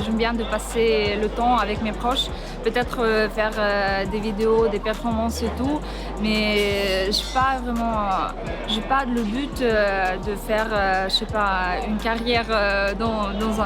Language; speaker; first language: French; non-native, learner; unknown